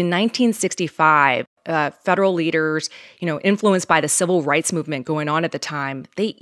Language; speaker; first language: English; native; English